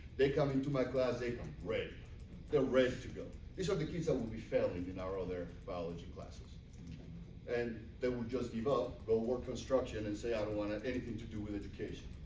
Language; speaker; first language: English; early bilingual, other home language; Spanish